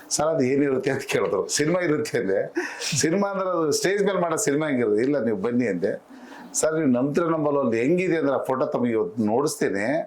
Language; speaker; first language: Kannada; native; Kannada